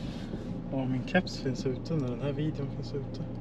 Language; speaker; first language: Swedish; native; Swedish